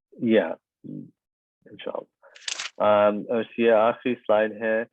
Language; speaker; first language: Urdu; early bilingual, heritage; Urdu